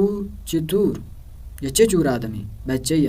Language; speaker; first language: Persian; non-native, fluent; Urdu